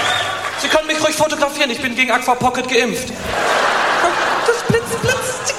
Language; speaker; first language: German; native; German